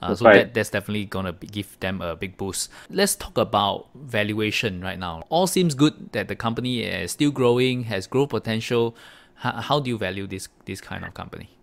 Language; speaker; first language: English; non-native, local second language; Chinese